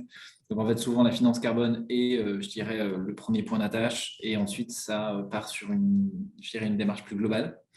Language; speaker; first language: French; native; French